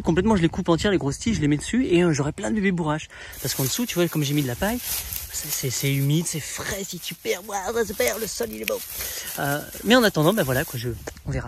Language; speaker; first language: French; native; French